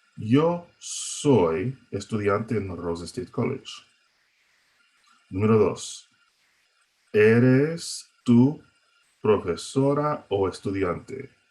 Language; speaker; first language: Spanish; non-native, fluent; English